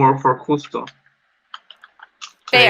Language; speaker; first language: English; non-native, learner; Spanish